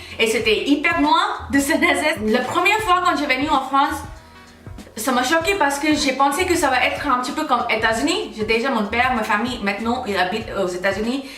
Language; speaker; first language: French; non-native, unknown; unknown